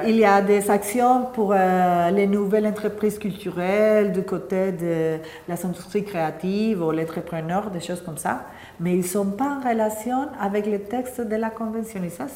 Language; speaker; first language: French; non-native, fluent; Spanish